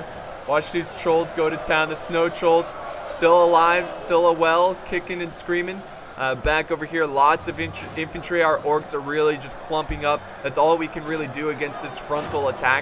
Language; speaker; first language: English; native; English